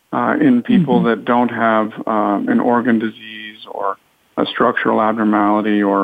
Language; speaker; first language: English; native; English